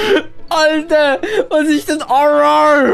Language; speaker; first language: German; native; German